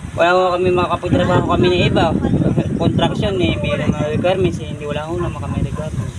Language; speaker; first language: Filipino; non-native, local second language; Cebuano